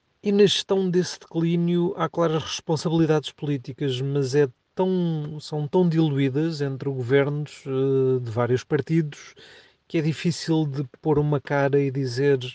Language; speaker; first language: Portuguese; native; Portuguese